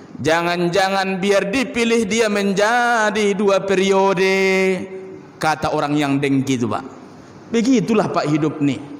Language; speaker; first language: Malay; native; Malay